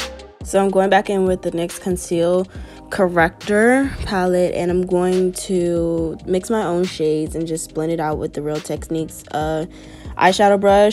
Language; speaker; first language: English; native; English